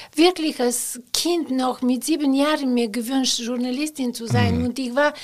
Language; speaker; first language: German; non-native, fluent; Bulgarian